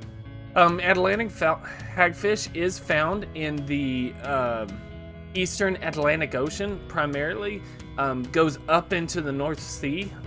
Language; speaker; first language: English; native; English